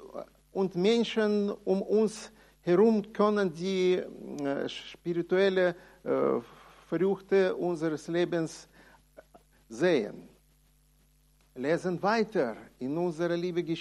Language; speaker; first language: German; non-native, fluent; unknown